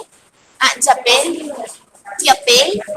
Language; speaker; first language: French; non-native, learner; Spanish